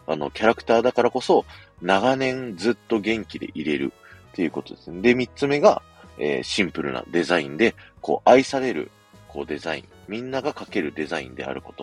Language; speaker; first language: Japanese; native; Japanese